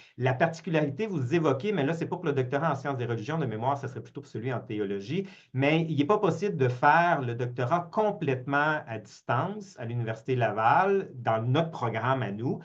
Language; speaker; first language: French; native; French